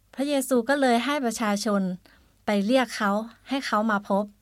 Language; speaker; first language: Thai; native; Thai